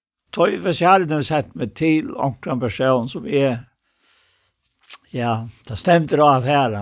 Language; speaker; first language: Danish; non-native, local second language; Faroese